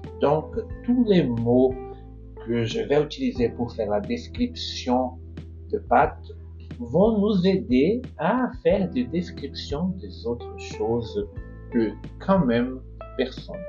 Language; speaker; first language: French; non-native, fluent; Portuguese